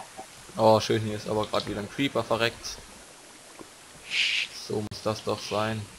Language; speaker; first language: German; native; German